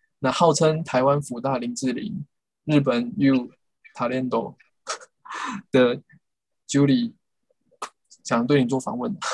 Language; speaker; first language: Chinese; native; Chinese